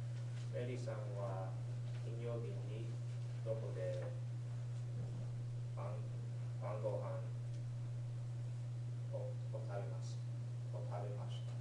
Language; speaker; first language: Japanese; non-native, learner; English